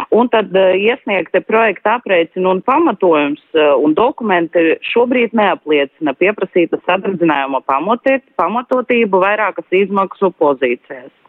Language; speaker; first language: Latvian; non-native, local second language; Russian